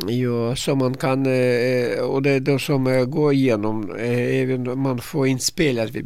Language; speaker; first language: Swedish; non-native, fluent; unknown